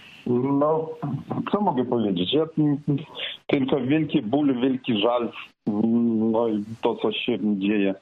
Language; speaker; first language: Polish; non-native, fluent; Ukrainian